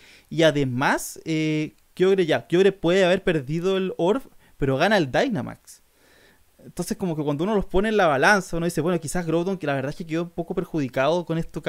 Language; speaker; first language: Spanish; native; Spanish